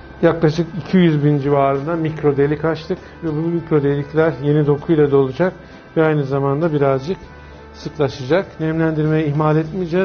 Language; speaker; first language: Turkish; native; Turkish